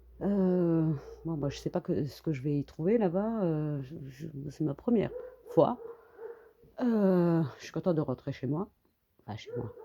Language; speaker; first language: French; early bilingual, other home language; Kabyle